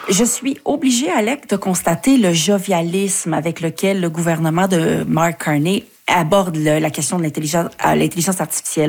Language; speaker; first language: French; native; French